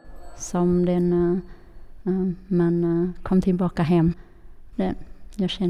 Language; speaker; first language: Swedish; non-native, learner; Vietnamese